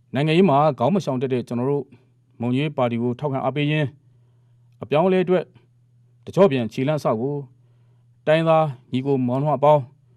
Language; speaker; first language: Burmese; non-native, local second language; Mon